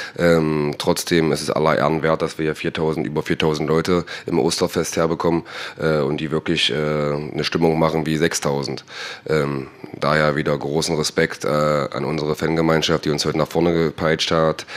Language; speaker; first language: German; native; German